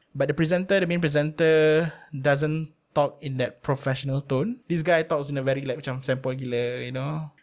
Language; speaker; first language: English; non-native, local second language; Malay